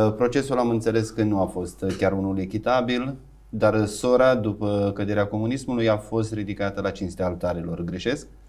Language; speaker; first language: Romanian; native; Romanian